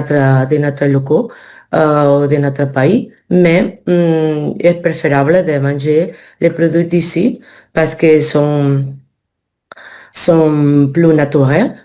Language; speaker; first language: French; non-native, learner; Spanish